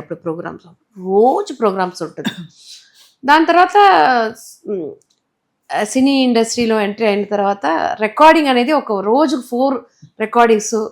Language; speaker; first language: Telugu; non-native, local second language; Tamil